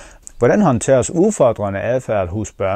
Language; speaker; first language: Danish; non-native, fluent; Persian